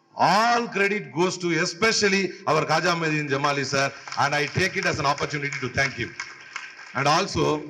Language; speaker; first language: English; non-native, local second language; Tamil